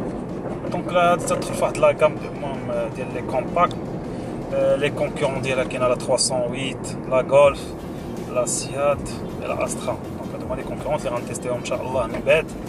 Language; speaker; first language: French; non-native, local second language; Arabic